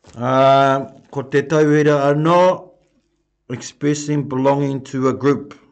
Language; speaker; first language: Māori; non-native, local second language; English